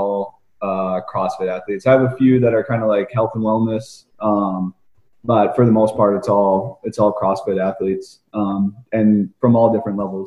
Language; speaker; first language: English; native; English